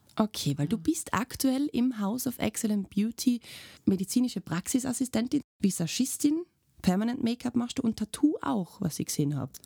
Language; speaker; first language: German; native; German